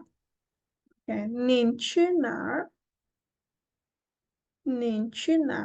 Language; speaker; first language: Chinese; non-native, fluent; Indonesian